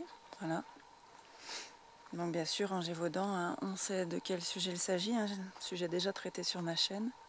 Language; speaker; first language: French; native; French